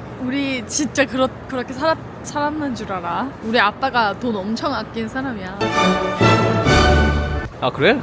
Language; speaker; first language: Korean; non-native, fluent; Turkish